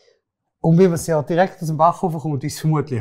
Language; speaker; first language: German; native; German